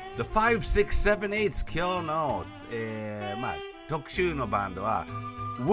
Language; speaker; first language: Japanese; non-native, fluent; English